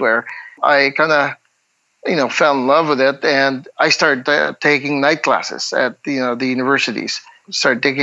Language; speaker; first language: English; non-native, local second language; Hiligaynon